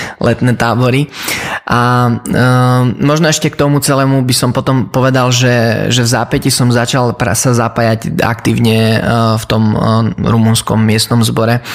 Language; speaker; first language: Slovak; early bilingual, heritage; Slovak